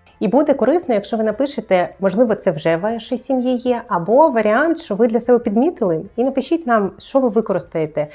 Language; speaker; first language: Ukrainian; native; Ukrainian